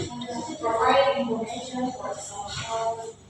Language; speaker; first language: English; non-native, learner; Indonesian